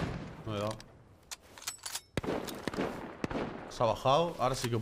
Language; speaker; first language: Spanish; native; Spanish